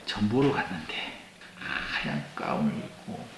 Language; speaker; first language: Korean; native; Korean